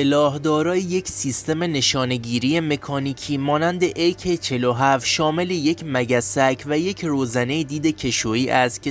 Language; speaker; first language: Persian; native; Persian